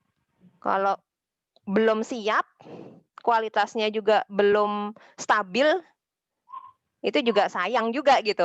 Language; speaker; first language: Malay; non-native, local second language; Javanese